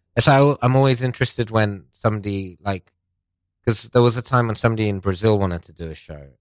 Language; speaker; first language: English; non-native, local second language; Persian